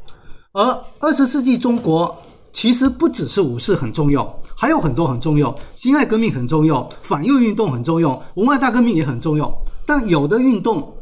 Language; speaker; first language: Chinese; native; Chinese